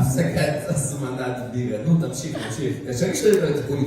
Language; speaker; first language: Hebrew; native; Hebrew